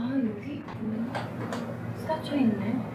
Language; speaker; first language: Korean; non-native, learner; Filipino